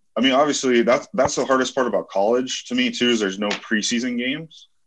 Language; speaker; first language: English; native; English